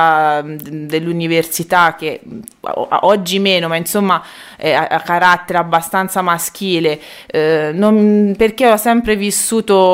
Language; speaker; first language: Italian; native; Italian